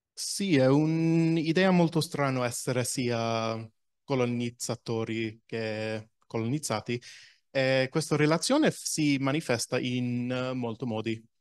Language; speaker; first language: Italian; non-native, fluent; English